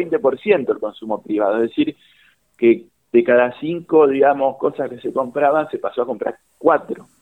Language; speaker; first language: Spanish; native; Spanish